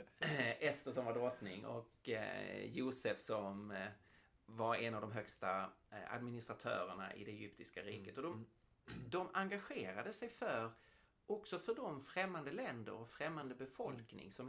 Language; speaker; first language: Swedish; native; Swedish